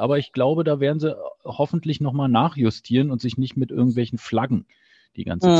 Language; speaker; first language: German; native; German